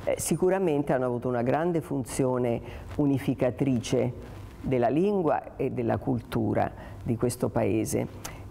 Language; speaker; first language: Italian; native; Italian